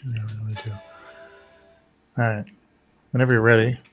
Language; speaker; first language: English; native; English